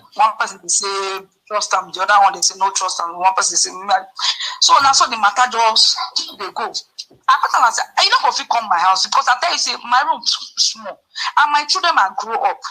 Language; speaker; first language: Nigerian Pidgin; non-native, local second language; Yoruba